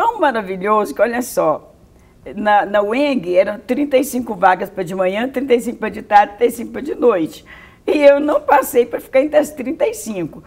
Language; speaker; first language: Portuguese; native; Portuguese